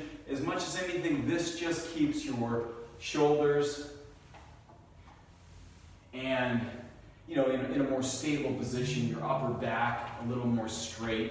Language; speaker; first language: English; native; English